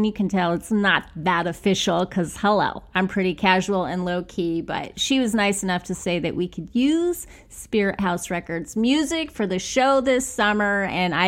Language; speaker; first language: English; native; English